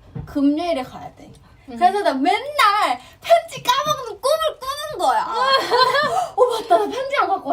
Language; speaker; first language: Korean; non-native, fluent; Chinese